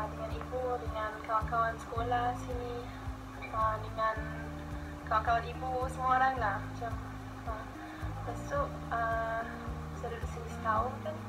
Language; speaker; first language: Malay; non-native, fluent; German